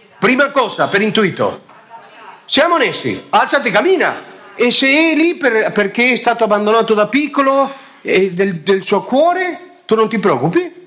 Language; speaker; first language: Italian; non-native, fluent; Spanish